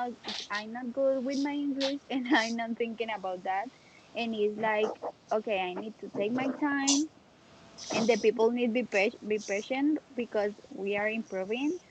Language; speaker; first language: English; non-native, learner; Spanish